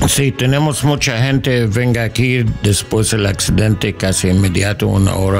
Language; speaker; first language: Spanish; non-native, learner; English